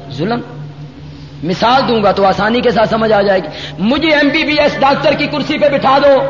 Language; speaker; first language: Urdu; non-native, local second language; Punjabi